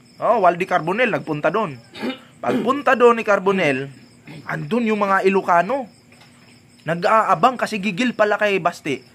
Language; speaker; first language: Filipino; non-native, local second language; Cebuano